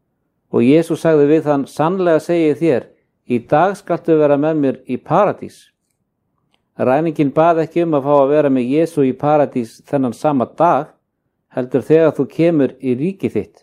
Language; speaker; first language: Icelandic; native; Icelandic